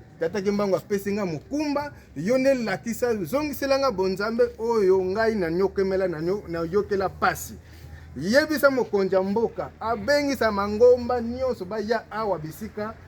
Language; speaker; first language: Lingala; non-native, local second language; Kongo